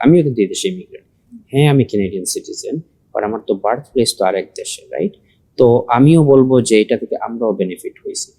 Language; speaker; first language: Bangla; early bilingual, heritage; Sylheti